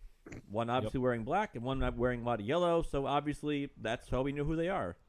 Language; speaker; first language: English; native; English